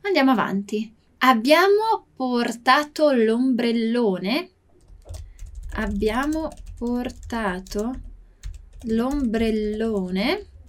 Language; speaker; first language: Italian; non-native, fluent; Portuguese